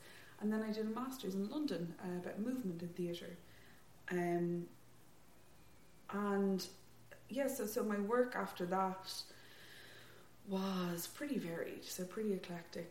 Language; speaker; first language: English; native; English